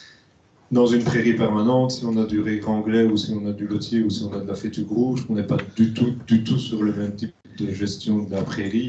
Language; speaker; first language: French; native; French